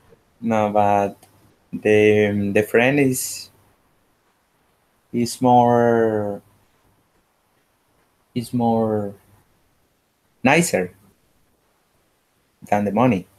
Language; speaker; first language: English; non-native, learner; Spanish